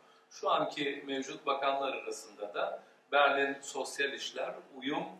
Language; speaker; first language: Turkish; early bilingual, heritage; Turkish